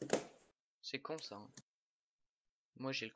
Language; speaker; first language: French; native; French